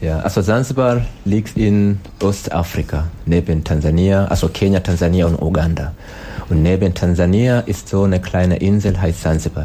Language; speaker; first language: German; non-native, learner; Swahili